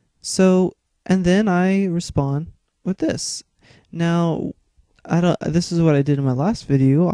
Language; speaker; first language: English; native; English